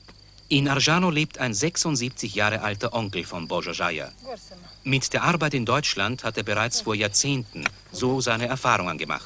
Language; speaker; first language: German; native; German